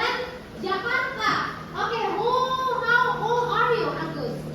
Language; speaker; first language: English; non-native, learner; Indonesian